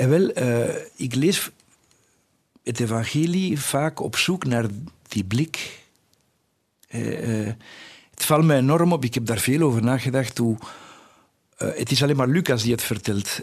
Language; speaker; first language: Dutch; non-native, fluent; Spanish